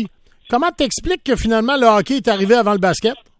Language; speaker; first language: French; native; French